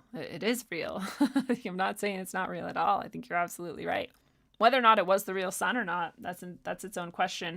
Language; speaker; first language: English; native; English